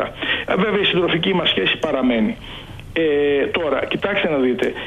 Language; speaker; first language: Greek; native; Greek